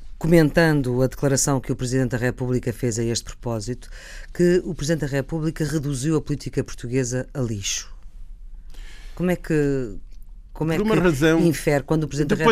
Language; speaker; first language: Portuguese; native; Portuguese